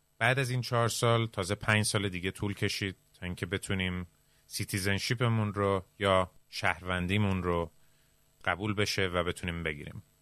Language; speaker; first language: Persian; early bilingual, heritage; Persian